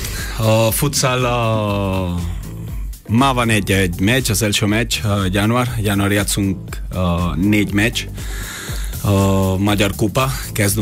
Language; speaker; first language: Hungarian; non-native, learner; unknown